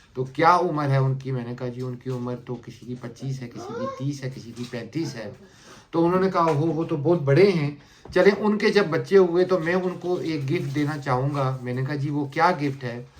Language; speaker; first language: Urdu; native; Urdu